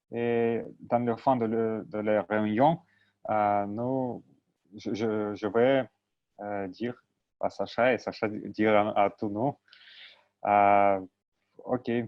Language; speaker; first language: French; non-native, learner; Russian